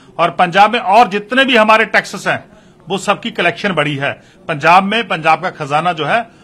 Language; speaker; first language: Hindi; non-native, local second language; Punjabi